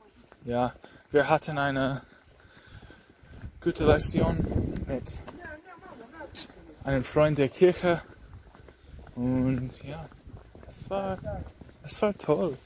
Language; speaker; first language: German; non-native, learner; English